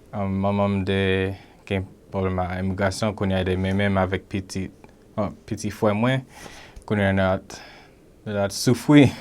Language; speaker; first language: Haitian Creole; early bilingual, heritage; Haitian Creole